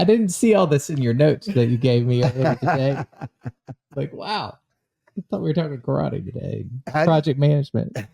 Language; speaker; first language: English; native; English